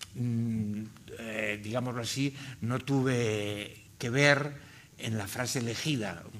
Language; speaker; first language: Spanish; native; Spanish